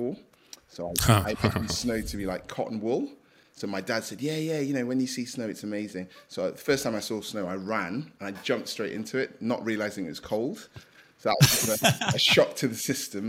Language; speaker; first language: English; native; English